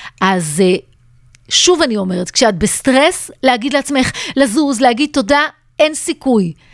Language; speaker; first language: Hebrew; native; Hebrew